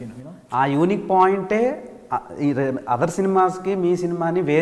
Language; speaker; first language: Telugu; native; Telugu